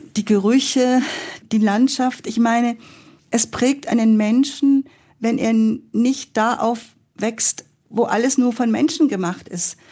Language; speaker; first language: German; native; German